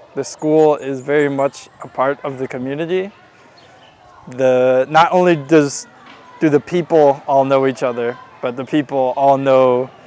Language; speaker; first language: English; native; English